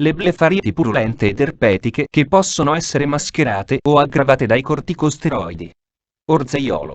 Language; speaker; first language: Italian; native; Italian